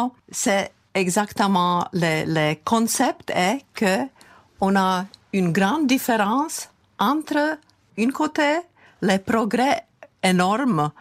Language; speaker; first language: French; non-native, fluent; Czech